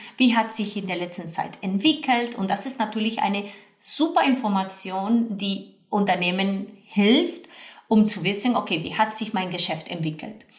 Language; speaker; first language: German; non-native, fluent; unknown